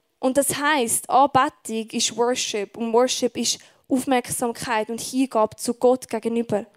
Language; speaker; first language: German; native; German